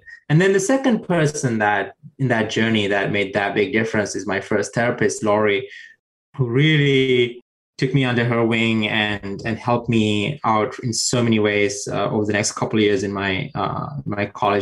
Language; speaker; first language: English; non-native, local second language; Sinhala